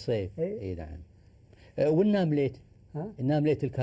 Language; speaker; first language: Arabic; native; Arabic